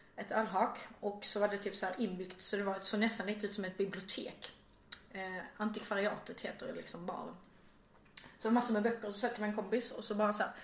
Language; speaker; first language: Swedish; native; Swedish